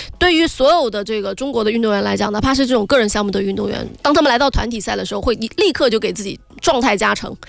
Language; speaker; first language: Chinese; native; Chinese